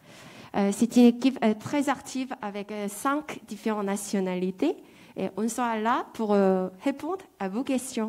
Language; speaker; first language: French; non-native, fluent; Korean